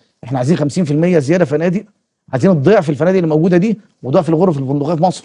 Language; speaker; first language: Arabic; native; Arabic